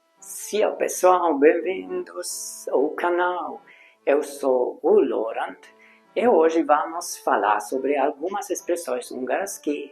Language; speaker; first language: Portuguese; non-native, fluent; Hungarian